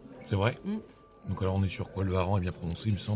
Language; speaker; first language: French; native; French